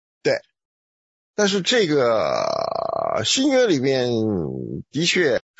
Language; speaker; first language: Chinese; native; Chinese